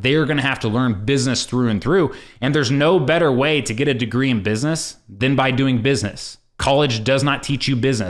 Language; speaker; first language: English; native; English